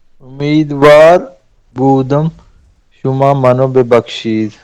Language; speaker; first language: Persian; non-native, learner; Urdu